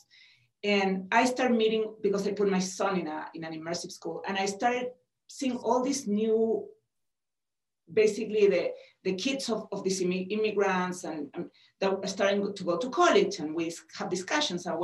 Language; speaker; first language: English; non-native, fluent; Spanish